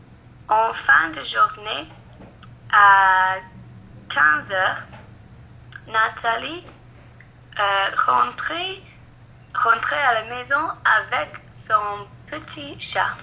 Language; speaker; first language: French; non-native, learner; English